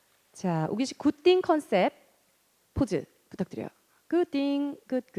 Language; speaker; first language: Korean; native; Korean